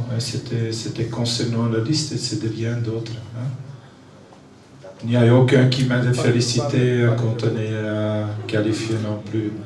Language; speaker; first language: French; non-native, learner; Dutch